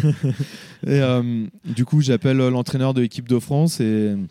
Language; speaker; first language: French; native; French